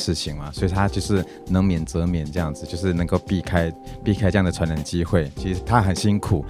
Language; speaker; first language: Chinese; non-native, local second language; Min Nan Chinese